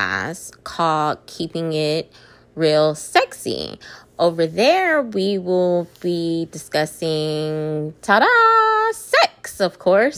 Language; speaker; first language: English; native; English